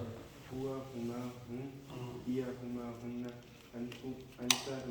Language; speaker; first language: Arabic; non-native, learner; Urdu